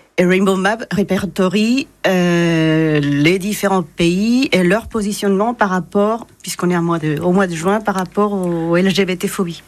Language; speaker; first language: French; non-native, fluent; Spanish